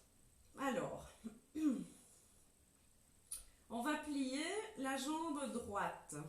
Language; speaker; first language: French; native; French